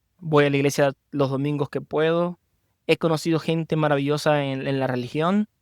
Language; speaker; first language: Spanish; native; Spanish